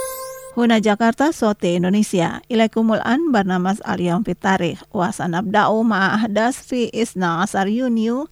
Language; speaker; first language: Arabic; non-native, fluent; Indonesian